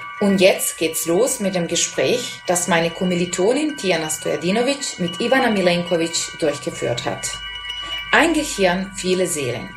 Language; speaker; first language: German; non-native, fluent; Serbian